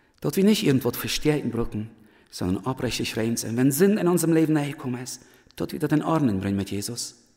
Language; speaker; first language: German; early bilingual, other home language; Plautdietsch